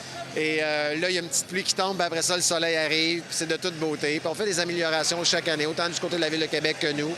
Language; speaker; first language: French; native; French